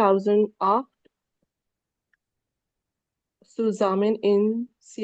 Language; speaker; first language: German; non-native, learner; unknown